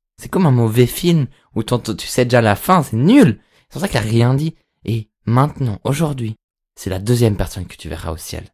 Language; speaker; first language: French; native; French